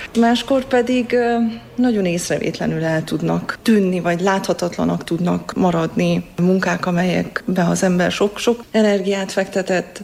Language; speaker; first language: Hungarian; native; Hungarian